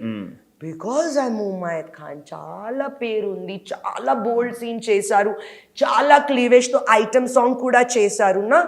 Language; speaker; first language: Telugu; non-native, local second language; Hindi